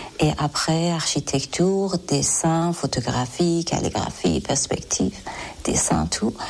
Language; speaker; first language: French; non-native, learner; Persian